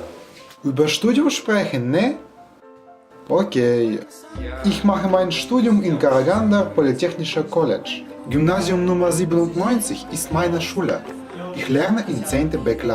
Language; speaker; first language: German; non-native, learner; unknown